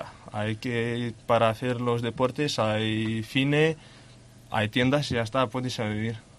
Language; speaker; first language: Spanish; non-native, learner; Lithuanian